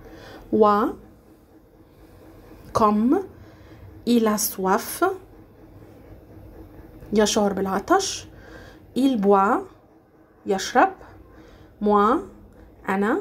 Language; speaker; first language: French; non-native, fluent; Arabic